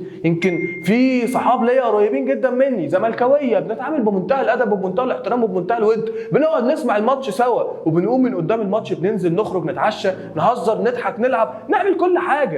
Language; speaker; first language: Arabic; native; Arabic